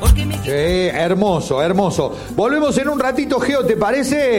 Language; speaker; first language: Spanish; native; Spanish